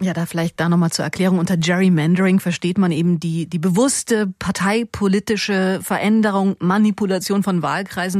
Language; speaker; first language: German; native; German